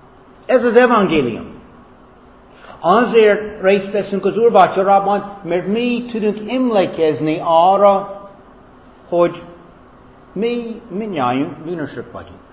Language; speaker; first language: Hungarian; non-native, fluent; German